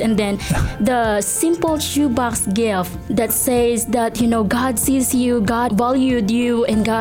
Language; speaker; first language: English; non-native, local second language; Cebuano